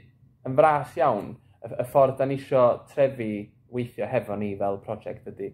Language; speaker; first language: Welsh; native; Welsh